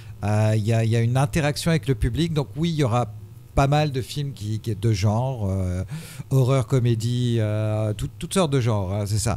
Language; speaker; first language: French; native; French